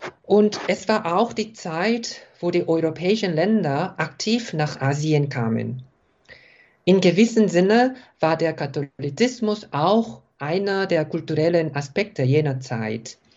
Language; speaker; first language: German; non-native, fluent; Korean